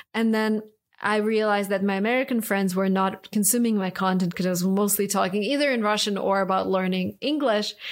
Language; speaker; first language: English; non-native, fluent; Russian